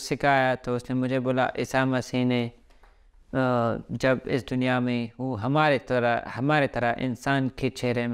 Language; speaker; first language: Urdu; early bilingual, other home language; Pashto